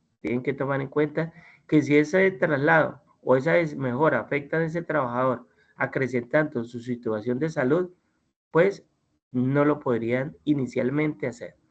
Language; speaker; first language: Spanish; native; Spanish